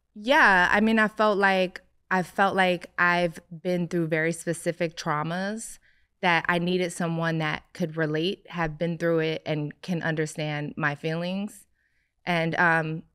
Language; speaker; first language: English; native; English